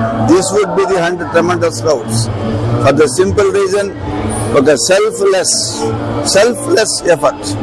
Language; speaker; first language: English; non-native, local second language; Telugu